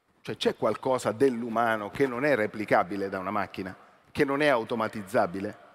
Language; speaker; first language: Italian; native; Italian